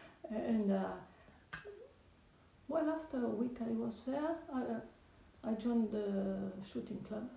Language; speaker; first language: English; non-native, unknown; French